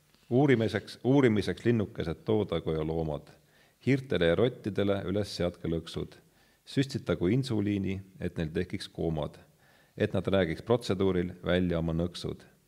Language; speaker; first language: Estonian; native; Estonian